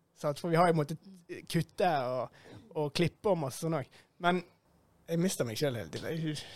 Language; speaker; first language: Norwegian; native; Norwegian